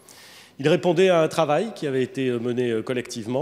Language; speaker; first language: French; native; French